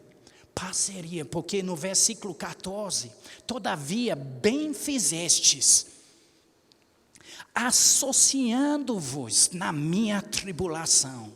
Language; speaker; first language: Portuguese; non-native, fluent; English